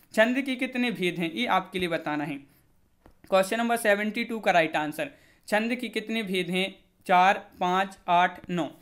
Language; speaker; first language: Hindi; native; Hindi